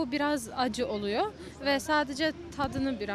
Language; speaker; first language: Turkish; non-native, fluent; Bosnian